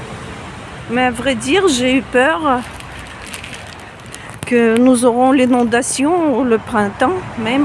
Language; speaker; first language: French; non-native, fluent; Russian